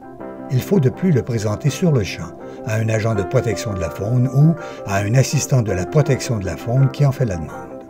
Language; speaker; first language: French; native; French